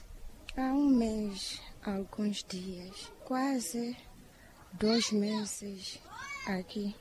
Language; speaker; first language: Portuguese; non-native, local second language; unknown